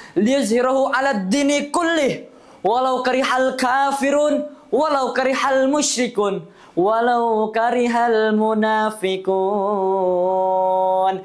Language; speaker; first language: Arabic; non-native, learner; Indonesian